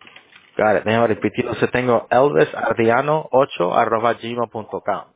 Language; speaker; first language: Spanish; early bilingual, heritage; Spanish